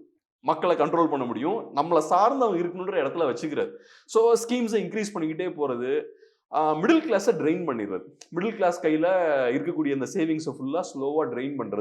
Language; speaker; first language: Tamil; native; Tamil